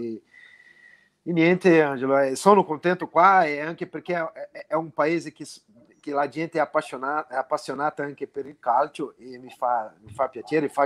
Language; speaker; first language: Italian; non-native, fluent; Portuguese